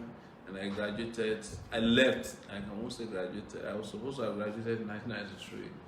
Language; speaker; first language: English; non-native, local second language; Yoruba